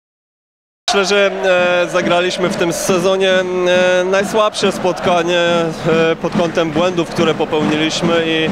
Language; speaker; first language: Polish; native; Polish